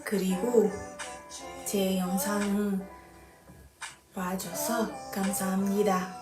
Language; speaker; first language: Korean; non-native, learner; Portuguese